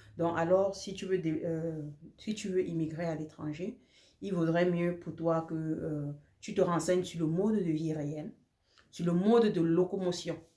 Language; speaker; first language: French; native; French